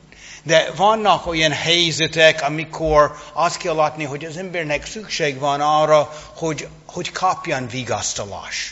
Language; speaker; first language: Hungarian; non-native, fluent; English